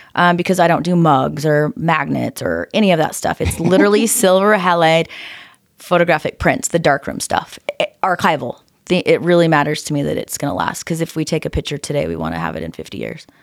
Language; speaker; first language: English; native; English